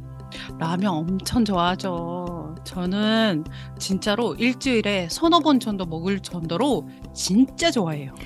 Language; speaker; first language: Korean; non-native, learner; Japanese